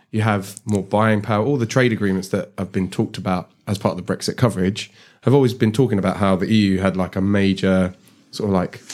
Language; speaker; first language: English; native; English